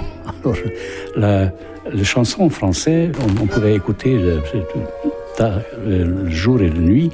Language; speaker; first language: French; non-native, fluent; Hungarian